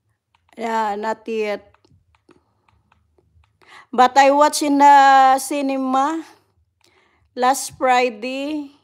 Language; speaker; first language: English; non-native, local second language; Cebuano